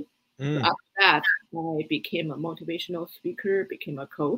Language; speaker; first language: English; non-native, fluent; Chinese